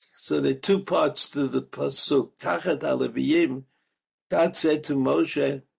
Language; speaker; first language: English; native; English